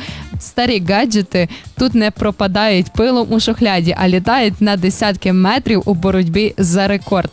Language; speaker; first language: Ukrainian; native; Ukrainian